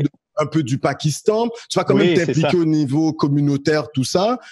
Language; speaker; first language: French; native; French